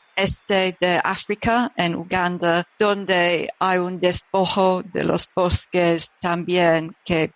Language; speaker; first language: Spanish; non-native, learner; English